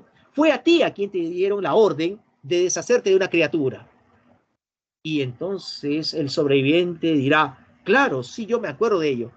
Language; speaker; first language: Spanish; native; Spanish